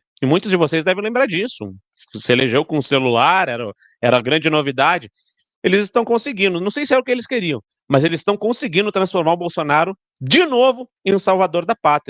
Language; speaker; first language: Portuguese; native; Portuguese